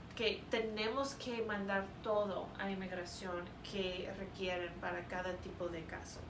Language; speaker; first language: Spanish; non-native, fluent; English